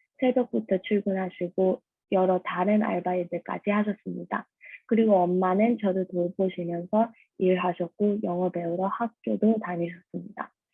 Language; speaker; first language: Korean; early bilingual, heritage; Korean